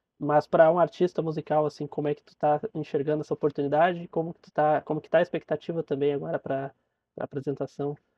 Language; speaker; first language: Portuguese; native; Portuguese